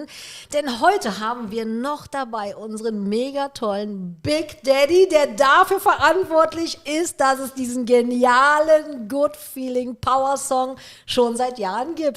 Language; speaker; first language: German; native; German